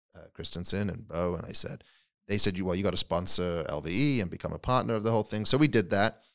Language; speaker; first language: English; native; English